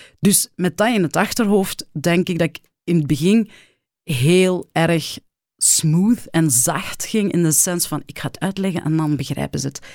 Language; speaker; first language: Dutch; early bilingual, other home language; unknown